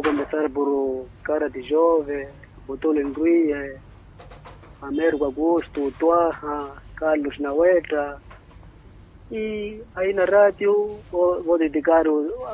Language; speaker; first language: Portuguese; non-native, local second language; Makhuwa